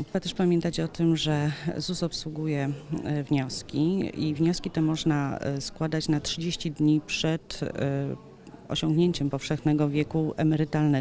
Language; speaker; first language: Polish; native; Polish